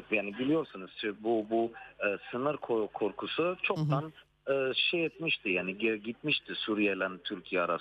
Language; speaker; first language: Turkish; non-native, fluent; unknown